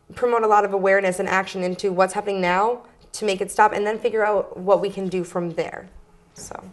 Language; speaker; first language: English; native; English